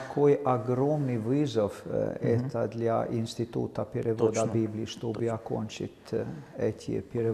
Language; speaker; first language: Russian; non-native, fluent; Swedish